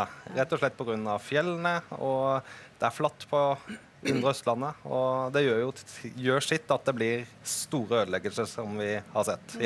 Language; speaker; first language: Norwegian; native; Norwegian